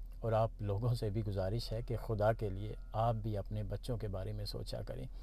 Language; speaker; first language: Urdu; native; Urdu